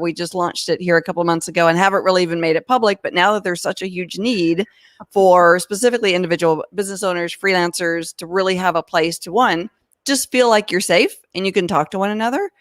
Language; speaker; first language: English; native; English